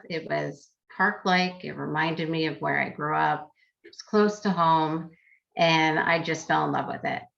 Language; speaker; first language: English; native; English